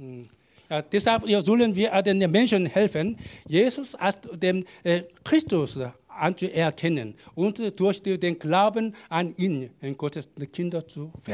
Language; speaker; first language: German; non-native, learner; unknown